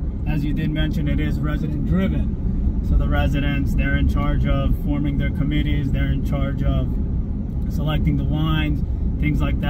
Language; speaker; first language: English; native; English